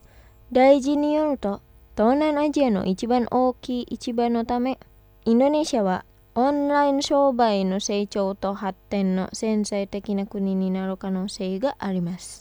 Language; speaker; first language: Japanese; non-native, fluent; Indonesian